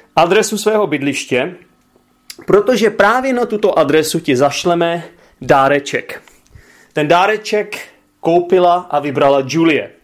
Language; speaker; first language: Czech; native; Czech